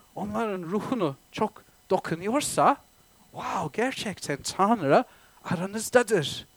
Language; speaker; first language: Turkish; non-native, fluent; English